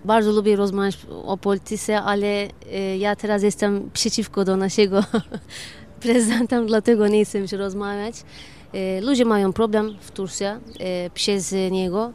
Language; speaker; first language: Polish; non-native, learner; Turkish